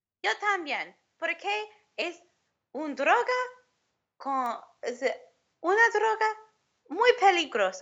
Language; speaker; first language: Spanish; non-native, learner; English